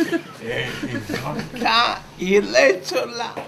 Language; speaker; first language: French; non-native, fluent; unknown